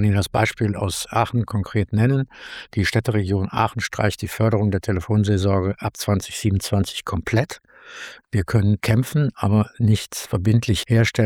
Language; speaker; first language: German; native; German